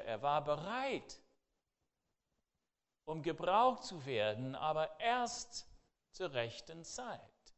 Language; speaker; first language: German; non-native, fluent; English